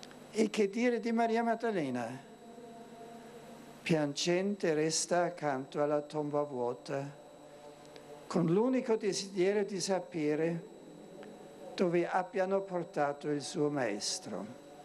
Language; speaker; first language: Italian; non-native, fluent; German